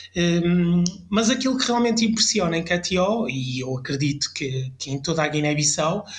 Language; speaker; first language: Portuguese; early bilingual, other home language; French